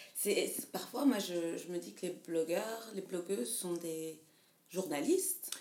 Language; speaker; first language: French; native; French